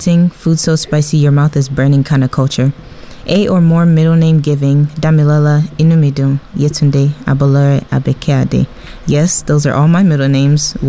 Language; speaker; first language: English; non-native, local second language; Yoruba